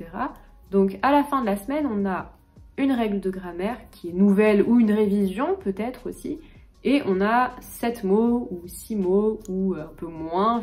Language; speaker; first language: French; native; French